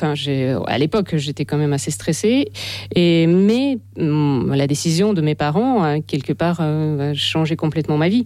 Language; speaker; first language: French; non-native, fluent; Russian